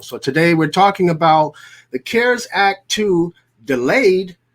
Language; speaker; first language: English; native; English